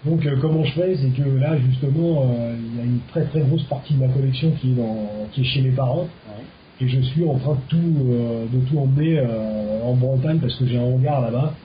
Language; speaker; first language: French; native; French